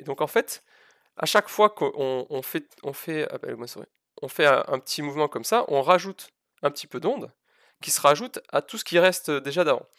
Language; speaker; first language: French; native; French